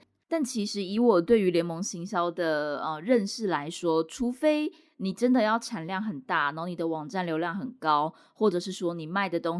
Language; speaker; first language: Chinese; native; Chinese